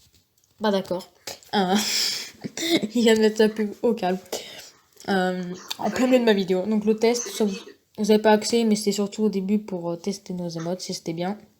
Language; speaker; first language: French; native; French